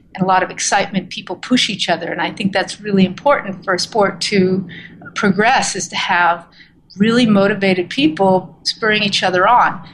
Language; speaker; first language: English; native; English